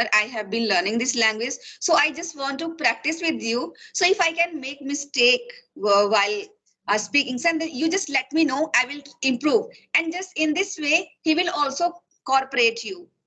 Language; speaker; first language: English; non-native, fluent; Hindi